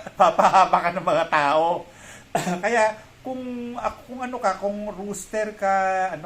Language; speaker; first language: Filipino; native; Filipino